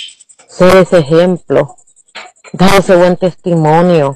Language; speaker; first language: Spanish; native; Spanish